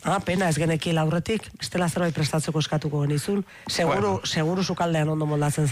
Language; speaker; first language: Basque; native; Basque